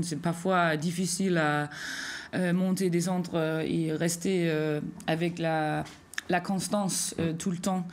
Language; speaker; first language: French; non-native, fluent; Danish